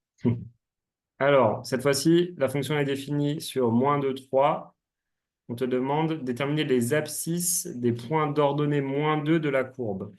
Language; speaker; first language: French; native; French